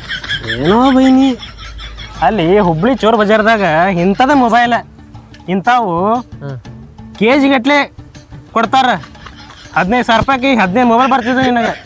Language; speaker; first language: Kannada; native; Kannada